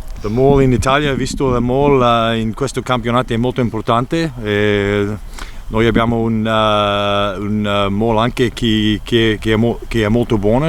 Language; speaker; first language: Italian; early bilingual, heritage; English